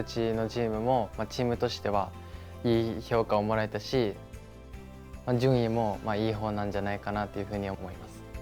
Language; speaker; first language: Japanese; native; Japanese